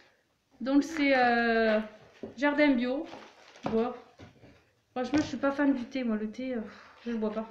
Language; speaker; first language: French; native; French